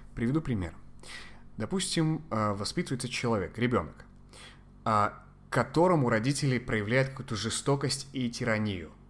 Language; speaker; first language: Russian; non-native, fluent; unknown